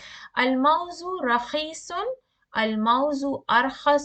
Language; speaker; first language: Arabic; non-native, fluent; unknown